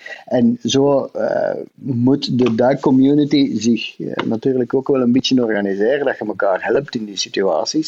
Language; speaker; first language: Dutch; native; Dutch